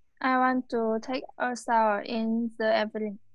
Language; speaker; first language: English; non-native, learner; Vietnamese